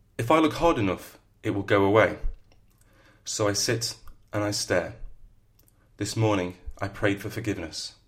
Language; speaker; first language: English; native; English